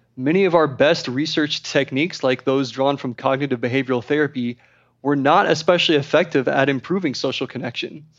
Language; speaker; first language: English; native; English